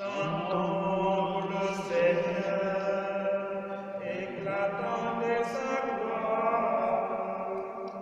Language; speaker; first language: French; native; French